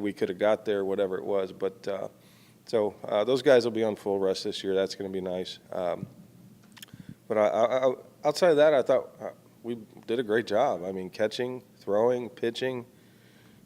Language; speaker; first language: English; native; English